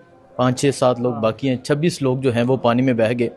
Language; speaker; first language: Urdu; native; Urdu